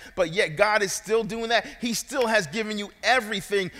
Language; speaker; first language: English; native; English